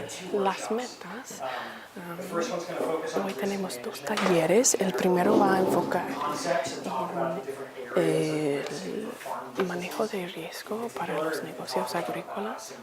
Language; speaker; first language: Spanish; non-native, fluent; English